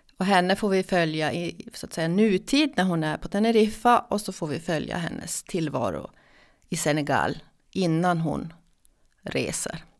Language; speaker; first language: Swedish; native; Swedish